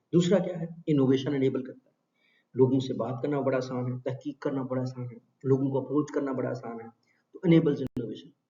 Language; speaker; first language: Urdu; non-native, local second language; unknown